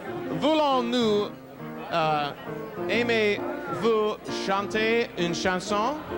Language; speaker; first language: French; non-native, learner; English